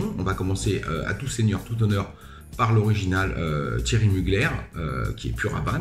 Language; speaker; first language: French; native; French